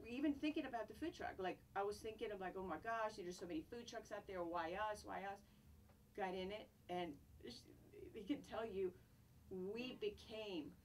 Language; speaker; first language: English; non-native, fluent; Greek